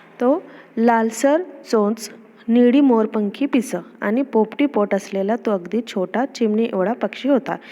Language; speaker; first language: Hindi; non-native, local second language; Urdu